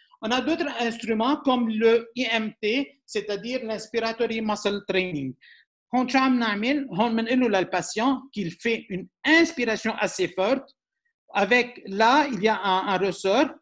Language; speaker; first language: French; non-native, local second language; Arabic